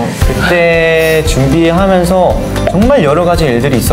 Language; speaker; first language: Korean; native; Korean